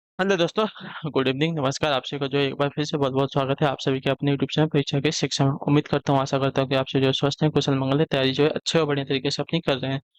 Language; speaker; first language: Hindi; native; Hindi